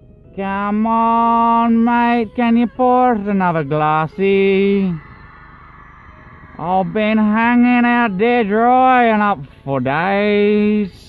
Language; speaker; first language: English; native; English